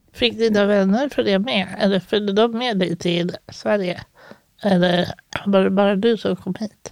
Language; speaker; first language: Swedish; native; Swedish